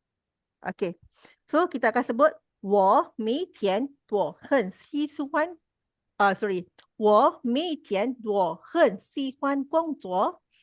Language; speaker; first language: Chinese; non-native, fluent; Malay